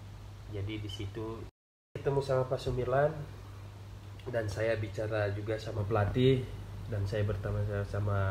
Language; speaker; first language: Indonesian; non-native, local second language; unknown